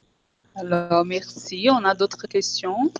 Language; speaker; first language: French; non-native, fluent; Portuguese